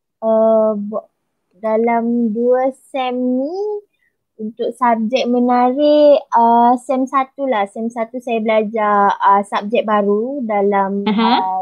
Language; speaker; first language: Malay; native; Malay